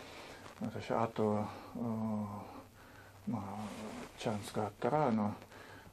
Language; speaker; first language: Japanese; non-native, learner; Russian